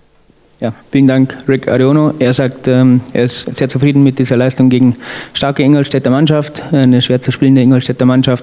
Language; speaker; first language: German; native; German